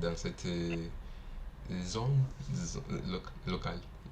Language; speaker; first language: French; non-native, learner; Portuguese